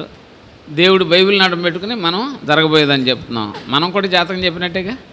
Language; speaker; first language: Telugu; native; Telugu